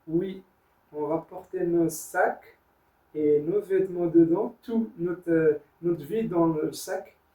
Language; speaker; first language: French; non-native, learner; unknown